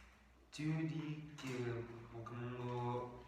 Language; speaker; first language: French; non-native, learner; Spanish